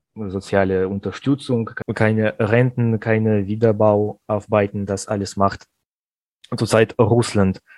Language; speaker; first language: German; non-native, fluent; Russian